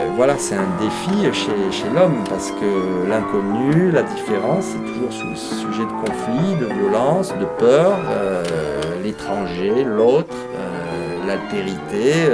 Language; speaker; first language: French; native; French